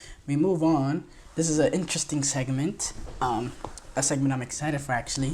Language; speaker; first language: English; native; English